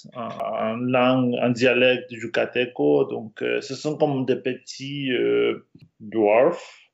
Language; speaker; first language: French; non-native, fluent; Spanish